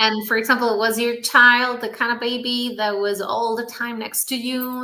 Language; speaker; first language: English; non-native, fluent; Spanish